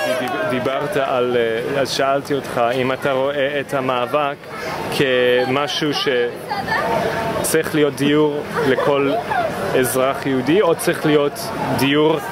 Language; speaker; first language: Hebrew; non-native, fluent; English